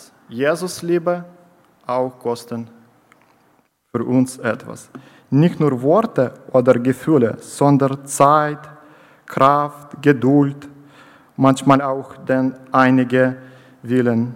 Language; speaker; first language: German; non-native, learner; Ukrainian